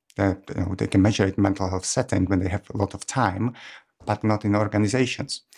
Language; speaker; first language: English; non-native, fluent; Czech